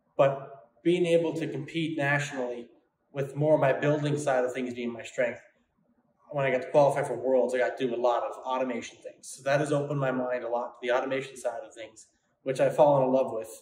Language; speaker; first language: English; native; English